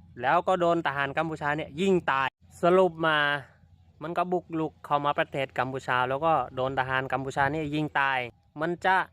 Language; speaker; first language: Thai; non-native, fluent; Khmer